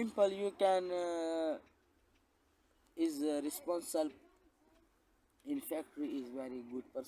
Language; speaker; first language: English; non-native, local second language; Punjabi